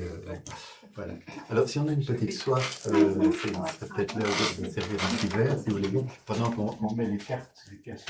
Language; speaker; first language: French; native; French